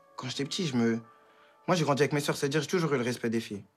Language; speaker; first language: French; native; French